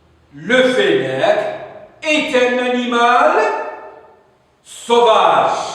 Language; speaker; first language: French; non-native, local second language; Arabic